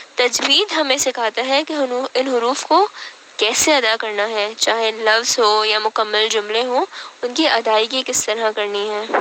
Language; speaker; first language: Urdu; native; Urdu